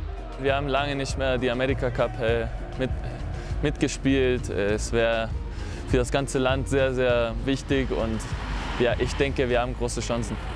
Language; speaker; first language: German; non-native, fluent; Spanish